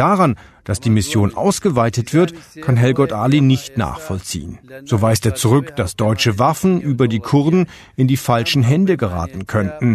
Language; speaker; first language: German; native; German